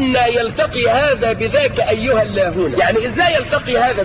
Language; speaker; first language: Arabic; native; Arabic